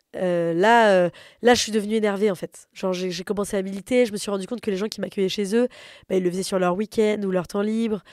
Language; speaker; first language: French; native; French